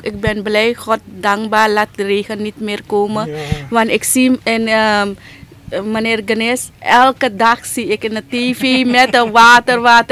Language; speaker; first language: Dutch; non-native, local second language; Caribbean Hindustani